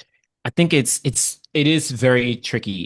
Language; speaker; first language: English; native; English